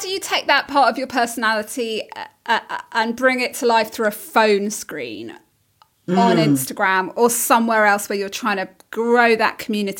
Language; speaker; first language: English; native; English